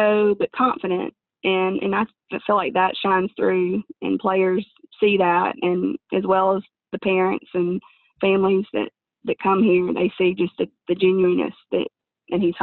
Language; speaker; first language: English; native; English